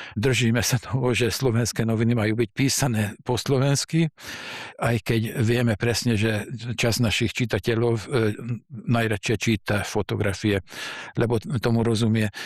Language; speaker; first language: Slovak; early bilingual, heritage; Slovak